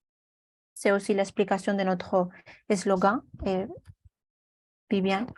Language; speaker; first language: French; non-native, learner; Spanish